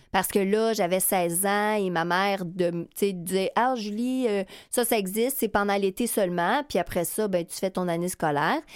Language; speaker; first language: French; native; French